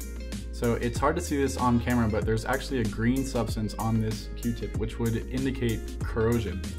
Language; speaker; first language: English; native; English